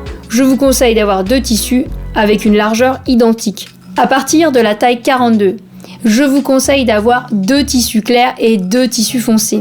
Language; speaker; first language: French; native; French